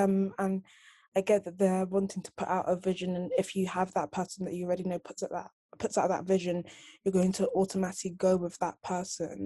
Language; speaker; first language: English; native; English